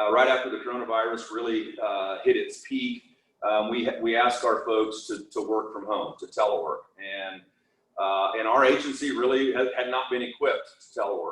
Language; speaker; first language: English; native; English